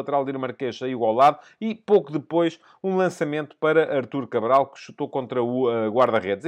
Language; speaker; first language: Portuguese; native; Portuguese